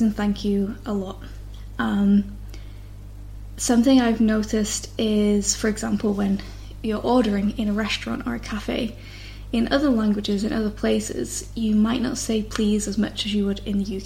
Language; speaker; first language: English; native; English